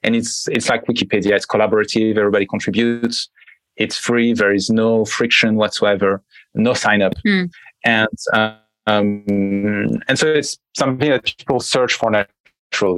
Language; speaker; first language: English; non-native, fluent; French